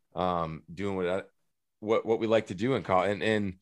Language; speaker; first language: English; native; English